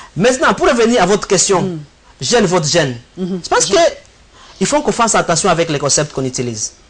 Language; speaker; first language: French; non-native, local second language; Swahili